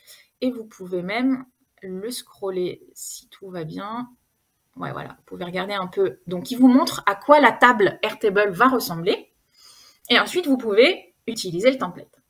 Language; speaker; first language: French; native; French